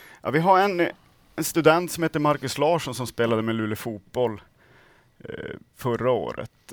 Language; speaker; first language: Swedish; native; Swedish